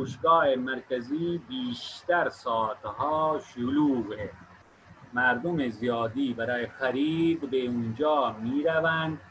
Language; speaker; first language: Persian; non-native, fluent; Urdu